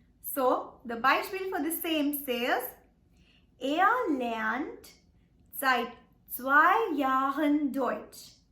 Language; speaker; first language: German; non-native, fluent; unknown